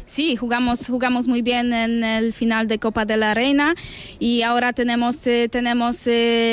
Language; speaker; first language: Spanish; non-native, learner; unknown